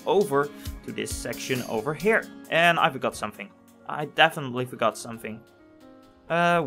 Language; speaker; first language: English; non-native, fluent; Dutch